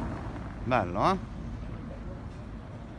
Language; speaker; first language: Italian; native; Italian